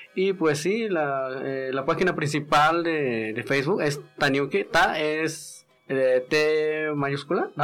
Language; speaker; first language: Spanish; non-native, local second language; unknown